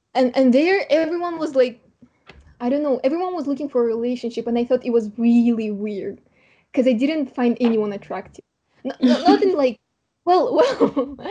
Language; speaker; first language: English; non-native, fluent; Kazakh